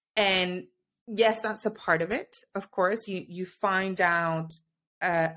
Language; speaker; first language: English; non-native, fluent; Spanish